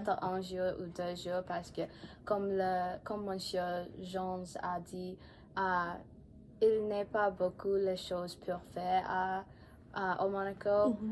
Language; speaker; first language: French; non-native, learner; English